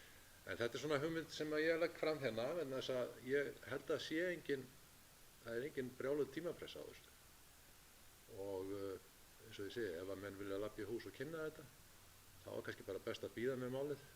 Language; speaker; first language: Icelandic; native; Icelandic